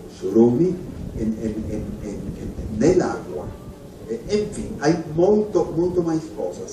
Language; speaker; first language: Portuguese; non-native, learner; Spanish